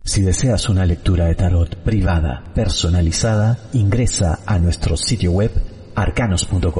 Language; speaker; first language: Spanish; native; Spanish